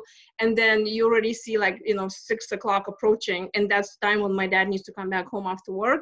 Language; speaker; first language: English; non-native, fluent; Lithuanian